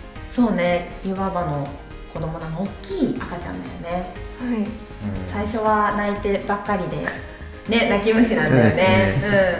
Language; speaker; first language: Japanese; native; Japanese